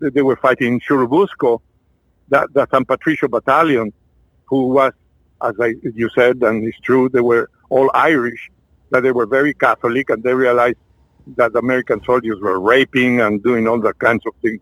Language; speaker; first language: English; non-native, fluent; French